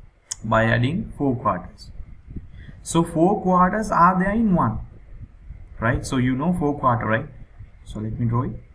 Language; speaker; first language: English; non-native, local second language; Sinhala